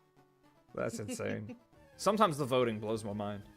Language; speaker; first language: English; native; English